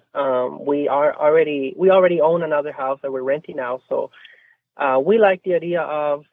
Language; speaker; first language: English; non-native, fluent; Spanish